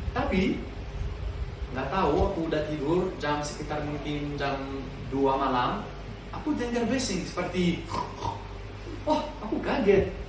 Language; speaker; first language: Indonesian; non-native, learner; French